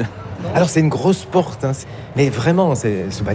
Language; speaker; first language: French; native; French